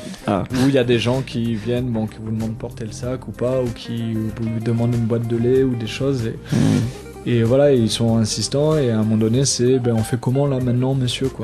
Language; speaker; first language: French; native; French